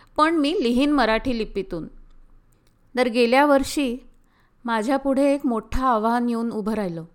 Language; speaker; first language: Marathi; early bilingual, heritage; Marathi